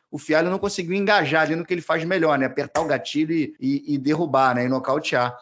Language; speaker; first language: Portuguese; native; Portuguese